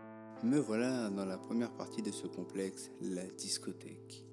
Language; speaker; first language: French; native; French